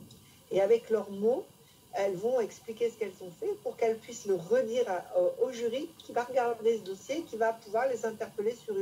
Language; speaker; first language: French; native; French